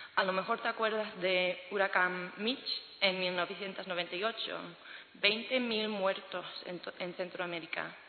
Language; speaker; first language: Spanish; non-native, learner; English